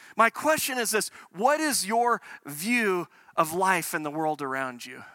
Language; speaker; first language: English; native; English